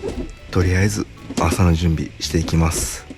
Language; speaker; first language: Japanese; native; Japanese